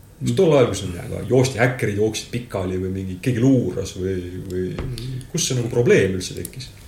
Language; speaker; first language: Estonian; native; Estonian